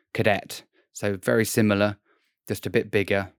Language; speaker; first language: English; native; English